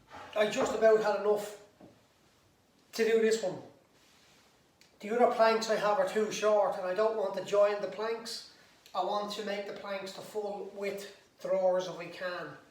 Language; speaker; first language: English; native; English